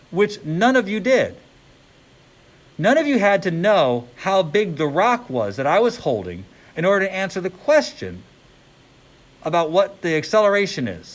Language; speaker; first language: English; native; English